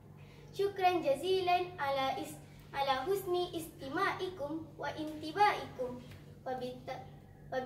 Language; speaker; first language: Arabic; non-native, learner; Malay